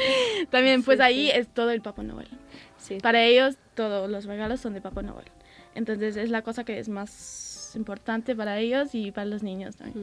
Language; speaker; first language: Spanish; early bilingual, heritage; English